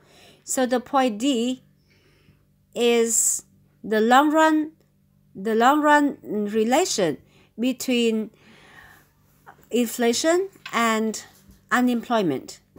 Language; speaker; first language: English; non-native, fluent; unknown